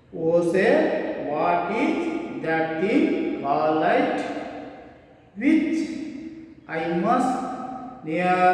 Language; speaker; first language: English; non-native, local second language; Kannada